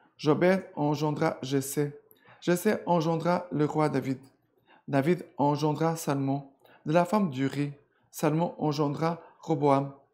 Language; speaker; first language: French; non-native, fluent; Portuguese